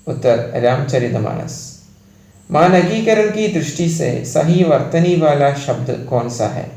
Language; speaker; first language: Hindi; non-native, local second language; Malayalam